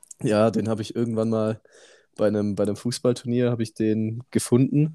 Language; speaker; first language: German; native; German